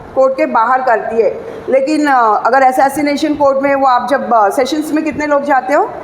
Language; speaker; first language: Hindi; non-native, local second language; Marathi